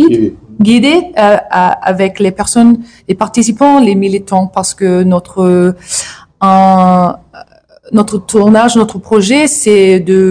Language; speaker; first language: French; non-native, learner; English